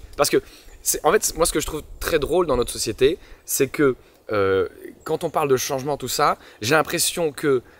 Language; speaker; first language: French; native; French